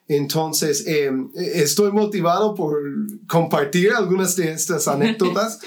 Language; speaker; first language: Spanish; non-native, fluent; English